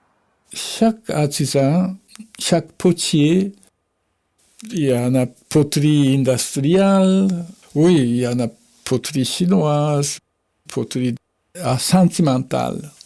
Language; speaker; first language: French; non-native, fluent; Japanese